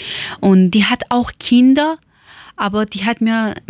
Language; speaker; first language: German; non-native, learner; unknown